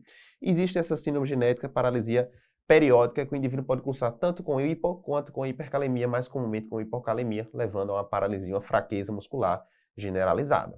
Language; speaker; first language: Portuguese; native; Portuguese